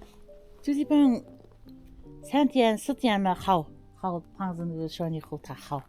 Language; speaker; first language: Chinese; non-native, local second language; Kazakh